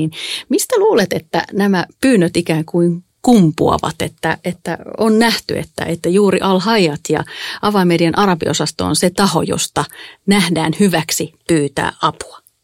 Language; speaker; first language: Finnish; native; Finnish